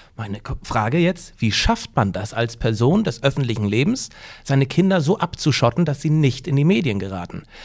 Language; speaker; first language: German; native; German